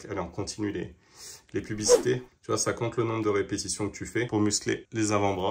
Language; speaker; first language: French; native; French